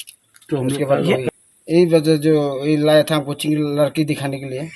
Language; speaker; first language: Hindi; non-native, local second language; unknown